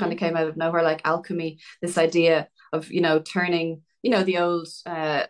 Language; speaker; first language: English; native; English